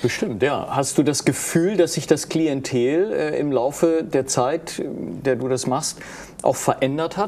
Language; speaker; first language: German; native; German